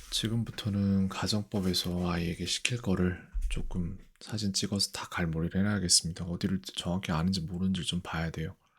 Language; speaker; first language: Korean; native; Korean